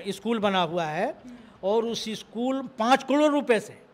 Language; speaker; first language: Hindi; native; Hindi